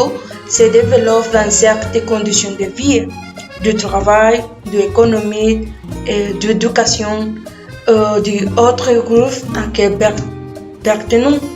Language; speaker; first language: French; non-native, learner; Spanish